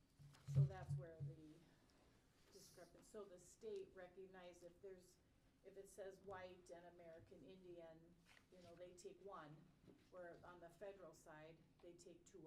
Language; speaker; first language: English; native; English